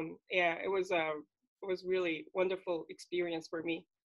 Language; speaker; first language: English; non-native, fluent; Korean